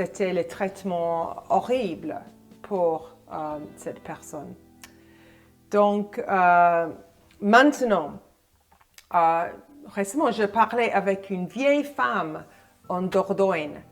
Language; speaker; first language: French; non-native, fluent; English